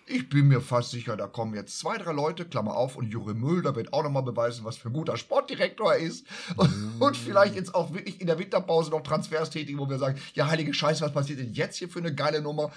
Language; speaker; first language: German; native; German